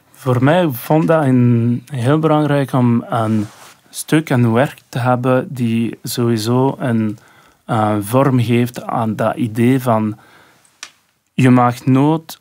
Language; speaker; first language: Dutch; non-native, local second language; French